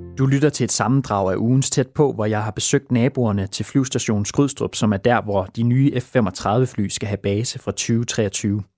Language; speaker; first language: Danish; native; Danish